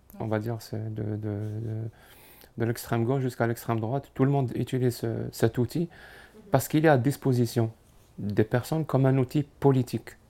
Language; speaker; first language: French; non-native, local second language; Arabic